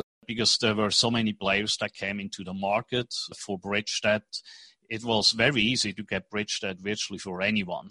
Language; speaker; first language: English; non-native, fluent; Swiss German